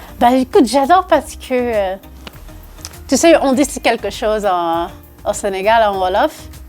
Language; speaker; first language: French; non-native, local second language; Wolof